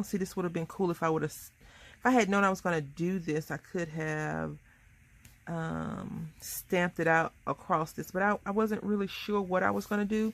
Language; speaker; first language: English; native; English